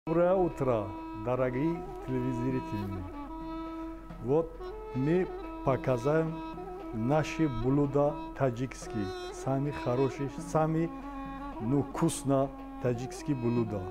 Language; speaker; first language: Russian; non-native, learner; Tajik